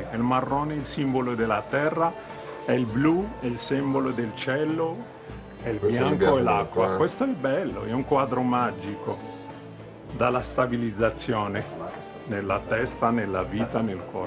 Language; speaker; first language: Italian; non-native, fluent; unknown